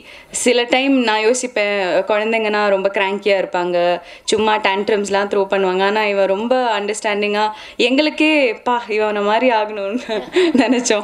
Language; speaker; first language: Tamil; non-native, local second language; Malayalam